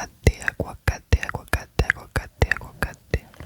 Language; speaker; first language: Spanish; non-native, learner; French